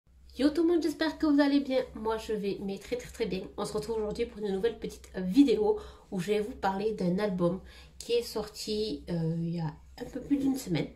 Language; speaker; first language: French; native; French